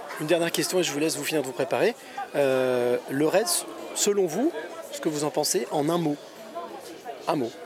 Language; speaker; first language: French; native; French